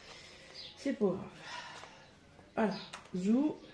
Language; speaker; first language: French; native; French